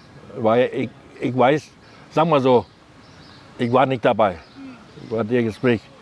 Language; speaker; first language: German; non-native, learner; Thai